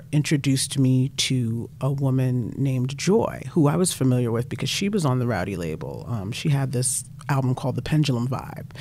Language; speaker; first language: English; native; English